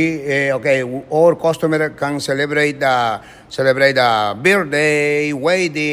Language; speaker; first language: English; non-native, learner; Spanish